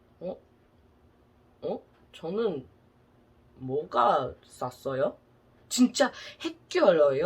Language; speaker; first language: Korean; non-native, learner; English